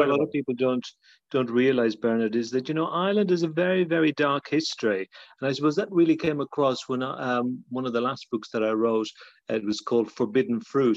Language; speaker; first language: English; native; English